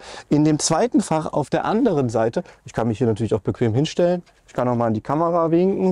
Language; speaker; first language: German; native; German